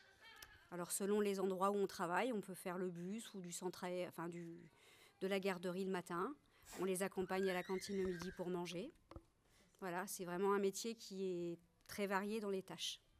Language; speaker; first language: French; native; French